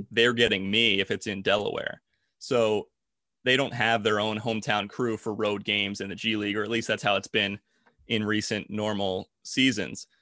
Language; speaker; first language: English; native; English